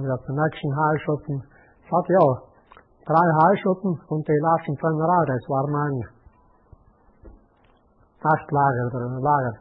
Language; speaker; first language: German; native; German